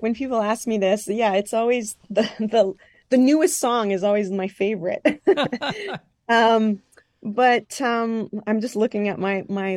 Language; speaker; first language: English; non-native, fluent; French